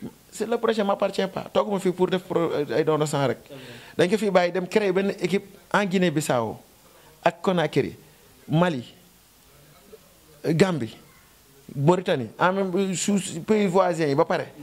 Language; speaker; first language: French; non-native, local second language; Wolof